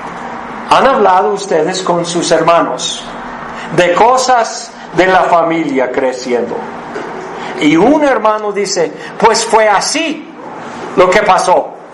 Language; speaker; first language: Spanish; non-native, fluent; English